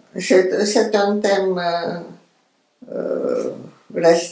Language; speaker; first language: French; non-native, fluent; Romanian